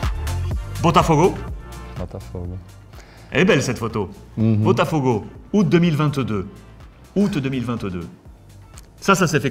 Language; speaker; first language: French; native; French